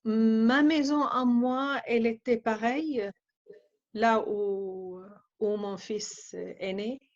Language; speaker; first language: French; non-native, fluent; Arabic